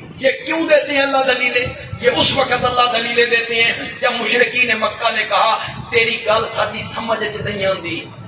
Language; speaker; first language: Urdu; non-native, local second language; Punjabi